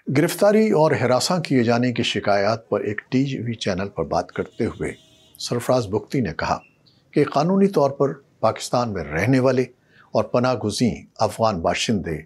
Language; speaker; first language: Urdu; native; Urdu